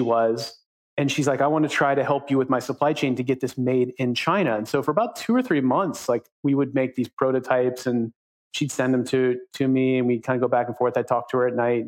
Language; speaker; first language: English; native; English